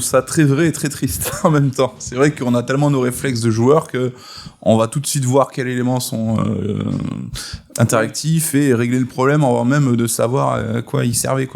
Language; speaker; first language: French; native; French